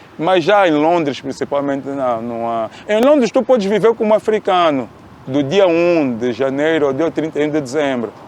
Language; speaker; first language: Portuguese; native; Portuguese